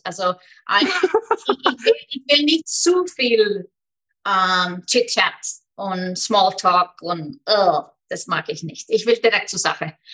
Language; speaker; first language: German; non-native, fluent; Icelandic